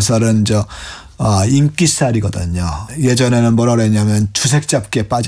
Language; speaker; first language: Korean; native; Korean